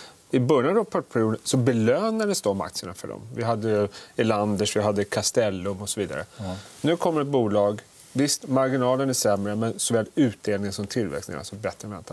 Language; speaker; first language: Swedish; native; Swedish